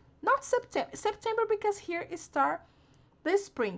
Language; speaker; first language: English; non-native, fluent; Portuguese